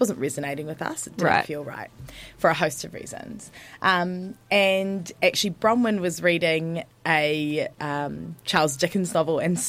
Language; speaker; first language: English; native; English